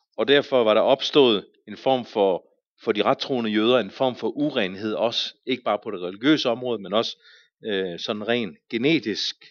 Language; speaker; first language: Danish; native; Danish